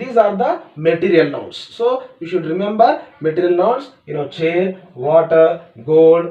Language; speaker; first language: English; non-native, local second language; Telugu